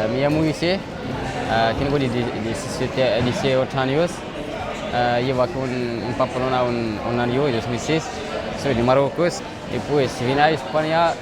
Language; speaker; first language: Spanish; non-native, learner; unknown